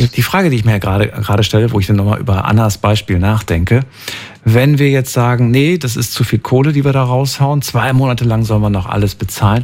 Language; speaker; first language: German; native; German